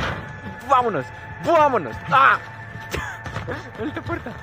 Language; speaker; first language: Spanish; native; Spanish